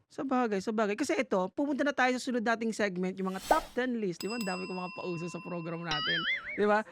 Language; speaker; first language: Filipino; native; Filipino